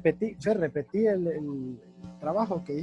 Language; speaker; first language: Spanish; native; Spanish